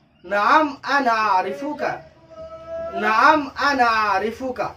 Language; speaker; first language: Arabic; non-native, fluent; Urdu